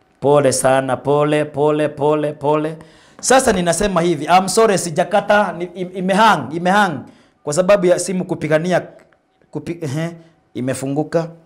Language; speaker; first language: Swahili; non-native, local second language; Meru